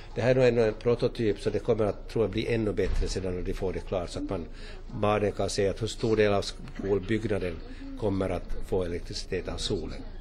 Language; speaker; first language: Swedish; native; Swedish